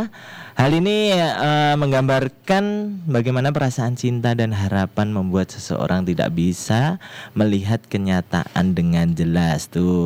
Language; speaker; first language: Indonesian; native; Indonesian